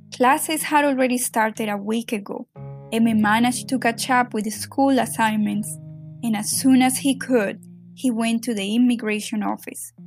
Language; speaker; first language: English; non-native, fluent; Spanish